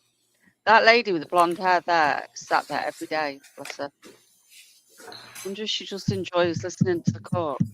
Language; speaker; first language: English; native; English